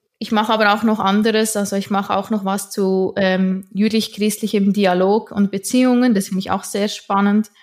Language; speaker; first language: German; native; German